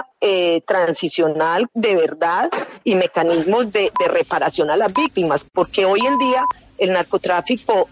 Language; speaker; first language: Spanish; native; Spanish